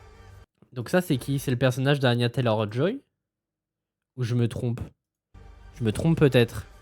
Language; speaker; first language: French; native; French